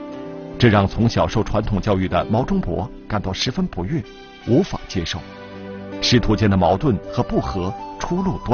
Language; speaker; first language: Chinese; native; Chinese